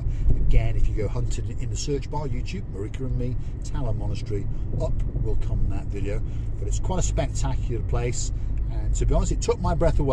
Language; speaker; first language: English; native; English